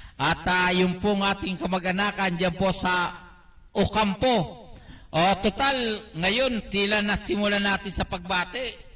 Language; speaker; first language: Filipino; non-native, local second language; Bikol